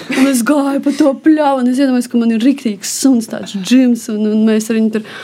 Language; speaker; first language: Latvian; non-native, local second language; Russian